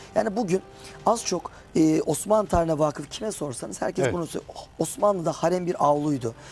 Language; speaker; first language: Turkish; native; Turkish